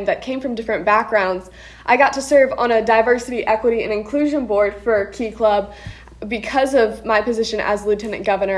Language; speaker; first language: English; native; English